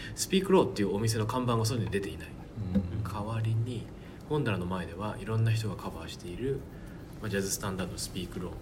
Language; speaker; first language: Japanese; native; Japanese